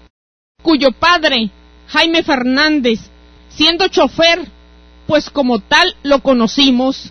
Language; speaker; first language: Spanish; native; Spanish